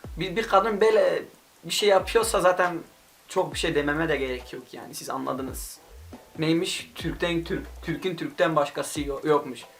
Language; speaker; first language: Turkish; non-native, local second language; Kurdish